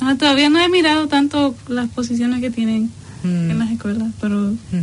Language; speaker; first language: Spanish; early bilingual, heritage; Spanish